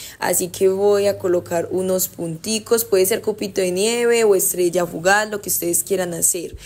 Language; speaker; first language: Spanish; native; Spanish